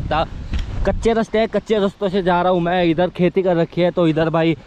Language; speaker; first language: Hindi; native; Hindi